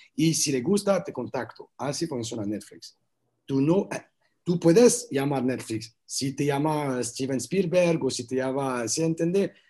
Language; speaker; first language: Spanish; non-native, learner; French